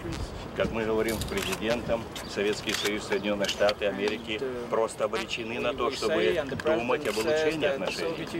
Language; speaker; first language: Russian; native; Russian